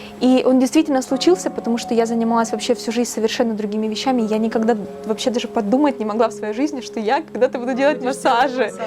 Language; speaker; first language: Russian; native; Russian